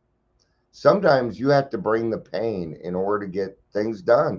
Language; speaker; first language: English; native; English